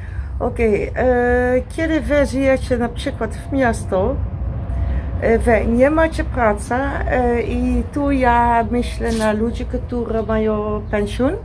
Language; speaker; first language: Polish; non-native, learner; Dutch